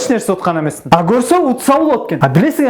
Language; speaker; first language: Kyrgyz; native; Kyrgyz